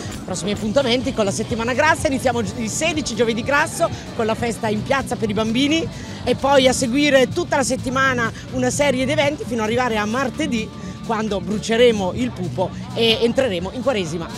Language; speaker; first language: Italian; native; Italian